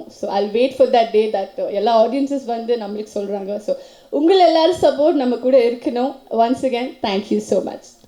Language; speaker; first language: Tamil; non-native, local second language; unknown